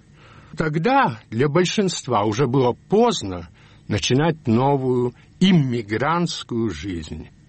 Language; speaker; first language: Russian; early bilingual, heritage; Russian